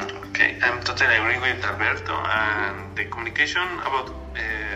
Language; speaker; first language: English; non-native, learner; Spanish